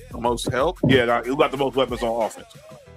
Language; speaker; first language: English; native; English